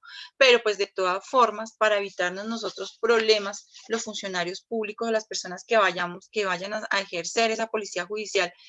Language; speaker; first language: Spanish; native; Spanish